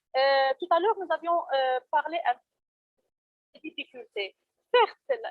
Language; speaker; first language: French; non-native, local second language; Arabic